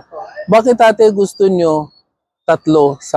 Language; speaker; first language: Filipino; non-native, learner; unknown